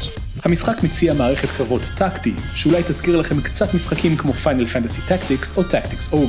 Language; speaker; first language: Hebrew; native; Hebrew